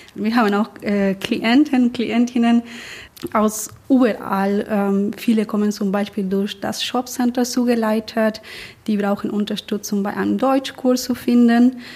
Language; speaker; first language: German; non-native, fluent; Spanish